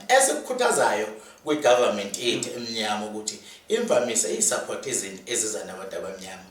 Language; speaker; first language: Zulu; native; Zulu